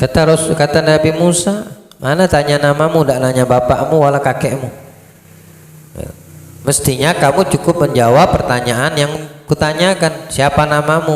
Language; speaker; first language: Indonesian; native; Indonesian